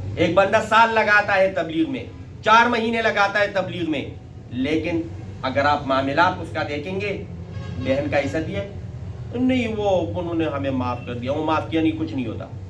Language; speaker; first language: Urdu; non-native, local second language; Pashto